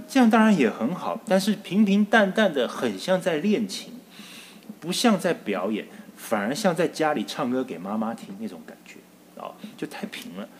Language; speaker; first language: Chinese; native; Chinese